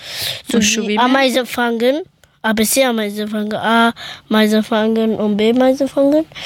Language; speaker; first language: German; early bilingual, other home language; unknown